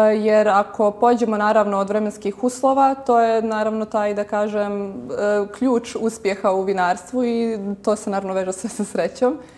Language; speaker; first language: Croatian; native; Croatian